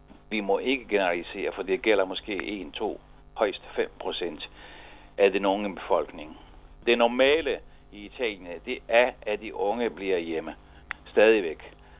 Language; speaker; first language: Danish; non-native, fluent; Italian